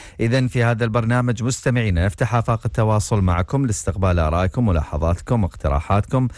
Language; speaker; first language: Arabic; native; Arabic